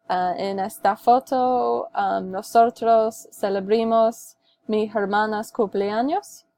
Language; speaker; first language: Spanish; non-native, learner; English